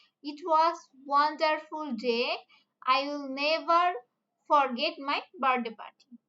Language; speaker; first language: English; non-native, local second language; Bangla